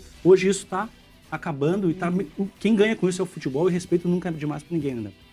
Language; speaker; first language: Portuguese; native; Portuguese